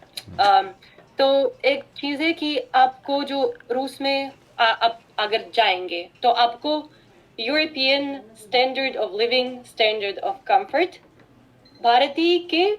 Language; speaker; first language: Hindi; non-native, fluent; Russian